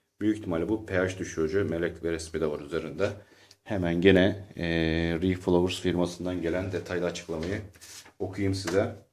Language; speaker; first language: Turkish; native; Turkish